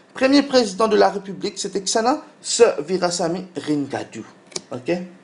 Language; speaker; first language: French; non-native, local second language; Morisyen